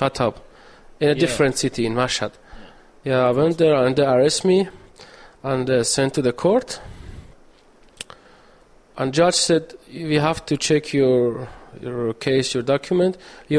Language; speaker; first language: English; non-native, learner; Persian